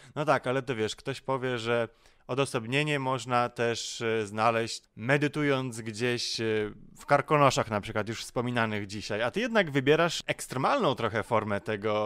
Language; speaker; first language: Polish; native; Polish